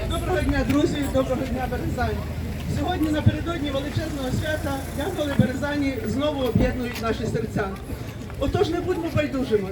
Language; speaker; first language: Ukrainian; native; Ukrainian